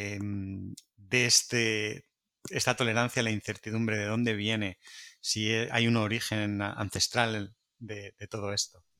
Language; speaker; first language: Spanish; native; Spanish